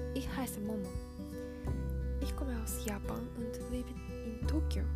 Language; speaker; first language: German; non-native, learner; Japanese